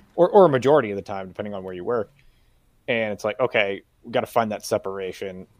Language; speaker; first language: English; native; English